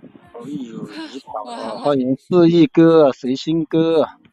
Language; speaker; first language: Chinese; native; Chinese